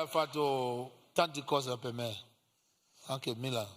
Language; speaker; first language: Italian; non-native, learner; English